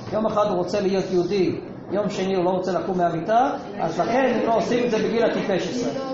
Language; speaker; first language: Hebrew; non-native, fluent; English